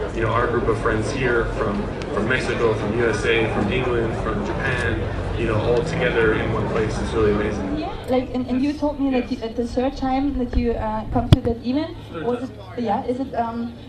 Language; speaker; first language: English; native; English